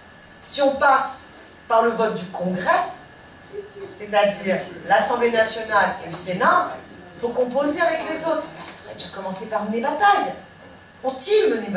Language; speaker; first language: French; native; French